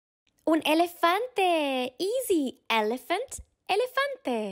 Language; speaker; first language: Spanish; early bilingual, heritage; Spanish